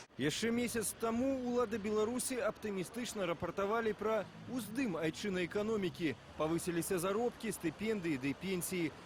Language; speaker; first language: Belarusian; native; Belarusian